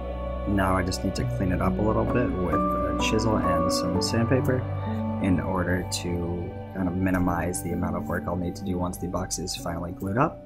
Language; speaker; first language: English; native; English